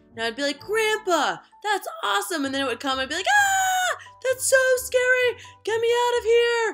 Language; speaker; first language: English; native; English